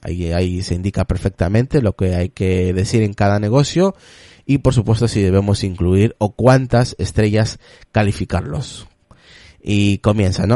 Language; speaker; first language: Spanish; native; Spanish